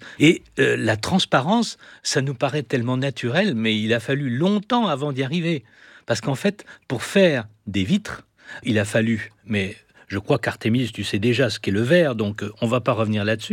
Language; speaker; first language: French; native; French